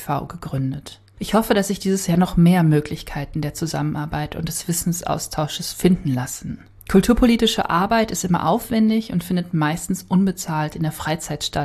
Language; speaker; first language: German; native; German